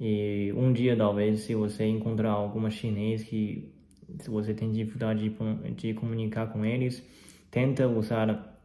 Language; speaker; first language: Portuguese; non-native, fluent; Chinese